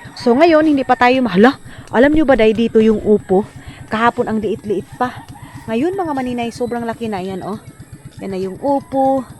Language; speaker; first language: Filipino; non-native, local second language; Cebuano